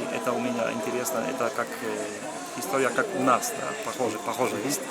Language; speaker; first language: Russian; non-native, learner; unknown